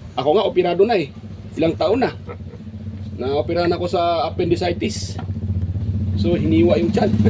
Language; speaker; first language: Filipino; non-native, local second language; Cebuano